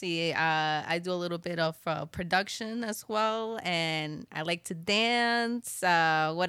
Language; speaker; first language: English; native; English